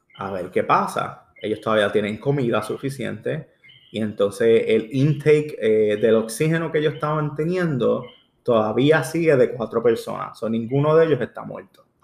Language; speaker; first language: Spanish; early bilingual, heritage; Spanish